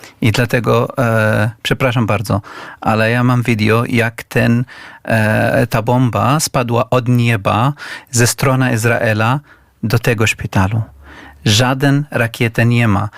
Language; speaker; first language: Polish; non-native, learner; Arabic